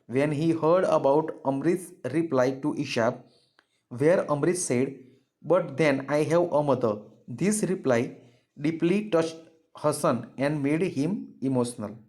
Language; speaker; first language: English; non-native, local second language; Gujarati